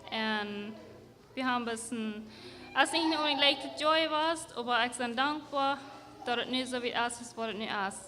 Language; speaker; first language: German; non-native, learner; Low German